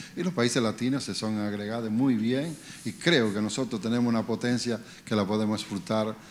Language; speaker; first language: Spanish; native; Spanish